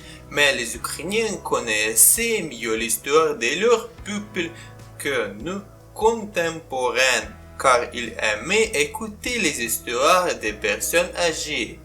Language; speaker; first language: French; non-native, fluent; Ukrainian